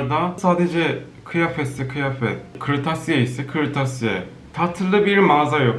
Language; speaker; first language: Turkish; non-native, learner; Korean